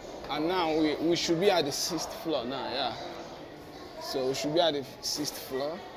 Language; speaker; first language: English; non-native, local second language; Igbo